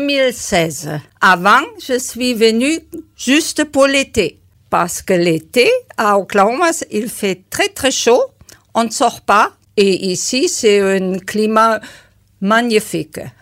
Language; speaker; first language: French; non-native, learner; German